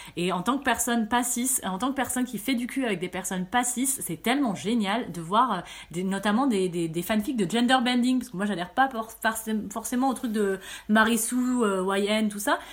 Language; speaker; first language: French; early bilingual, other home language; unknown